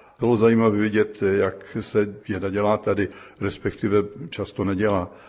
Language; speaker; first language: Czech; native; Czech